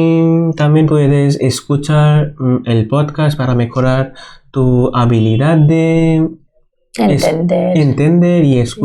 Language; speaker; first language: Spanish; non-native, fluent; Bangla